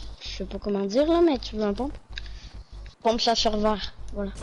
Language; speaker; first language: French; native; French